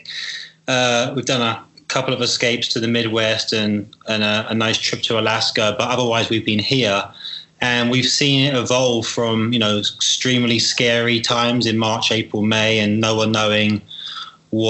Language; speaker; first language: English; native; English